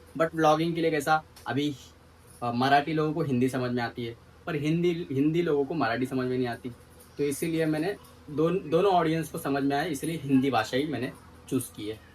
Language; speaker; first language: Hindi; non-native, local second language; Marathi